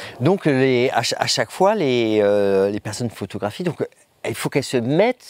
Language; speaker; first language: French; native; French